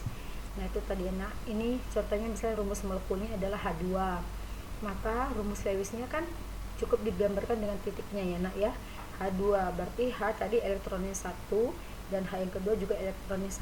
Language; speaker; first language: Indonesian; native; Indonesian